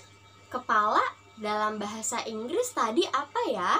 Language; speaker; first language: Indonesian; native; Indonesian